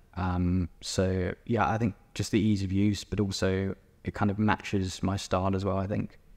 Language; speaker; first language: English; native; English